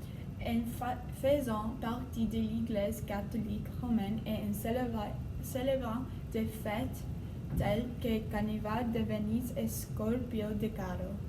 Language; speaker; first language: French; non-native, learner; English